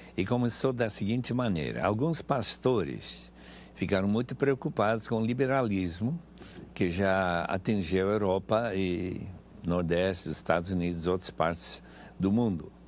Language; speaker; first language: Portuguese; non-native, fluent; English